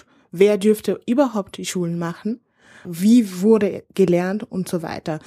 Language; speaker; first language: German; non-native, fluent; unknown